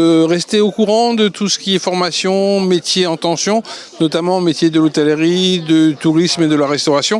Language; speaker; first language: French; native; French